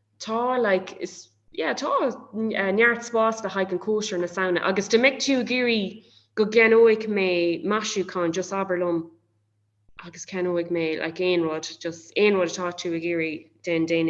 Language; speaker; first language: Irish; non-native, local second language; English